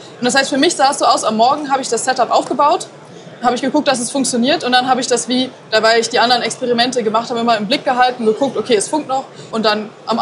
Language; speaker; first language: German; native; German